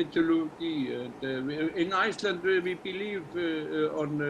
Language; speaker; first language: English; non-native, learner; Icelandic